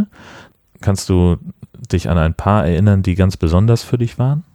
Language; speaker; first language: German; native; German